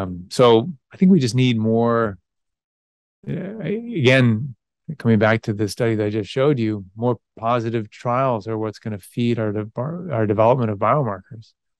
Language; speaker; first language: English; native; English